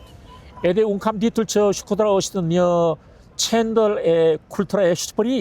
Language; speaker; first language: Albanian; non-native, learner; Korean